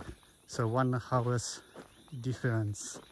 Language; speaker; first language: English; non-native, learner; French